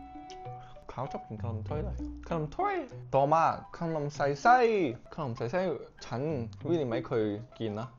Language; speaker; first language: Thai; non-native, learner; Cantonese